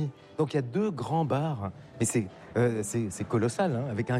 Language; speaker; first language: French; native; French